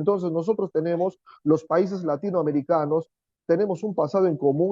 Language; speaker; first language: Spanish; native; Spanish